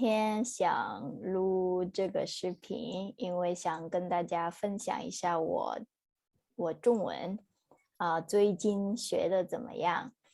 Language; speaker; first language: Chinese; non-native, fluent; Vietnamese